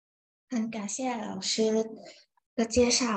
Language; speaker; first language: Chinese; non-native, fluent; Thai